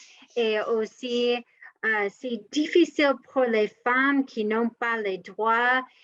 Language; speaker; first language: French; non-native, learner; English